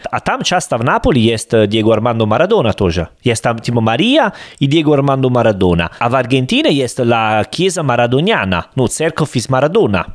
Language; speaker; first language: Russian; non-native, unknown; Italian